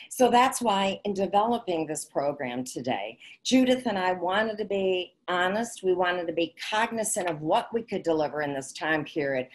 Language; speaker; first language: English; native; English